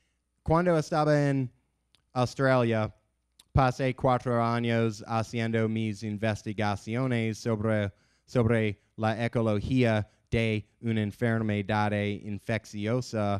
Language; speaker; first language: Spanish; non-native, learner; English